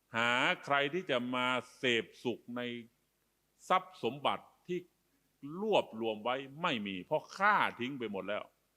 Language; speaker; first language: Thai; native; Thai